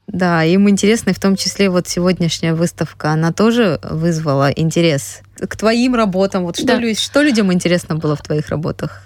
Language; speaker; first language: Russian; native; Russian